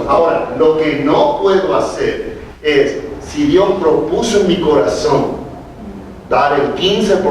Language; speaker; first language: Spanish; native; Spanish